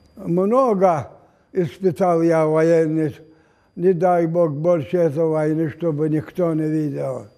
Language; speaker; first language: Russian; non-native, local second language; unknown